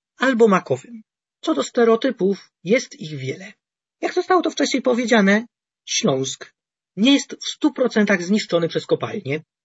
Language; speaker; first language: Polish; native; Polish